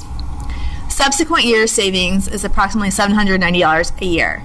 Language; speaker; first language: English; native; English